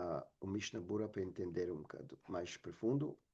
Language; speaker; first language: Portuguese; non-native, fluent; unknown